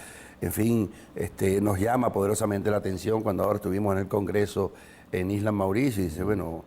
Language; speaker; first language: Spanish; native; Spanish